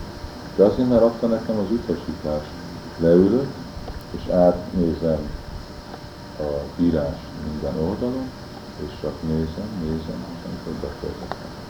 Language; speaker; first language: Hungarian; early bilingual, heritage; Hungarian